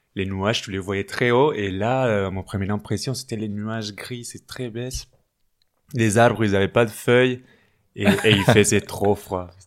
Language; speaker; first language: French; non-native, fluent; Spanish